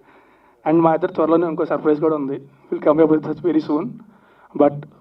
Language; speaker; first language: Telugu; native; Telugu